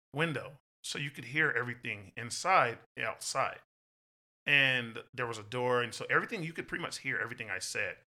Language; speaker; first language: English; native; English